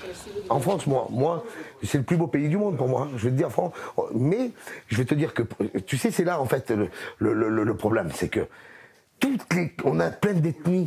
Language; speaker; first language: French; native; French